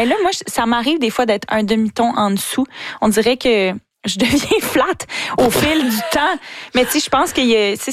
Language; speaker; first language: French; native; French